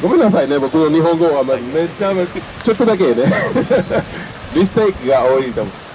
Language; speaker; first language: Japanese; non-native, fluent; French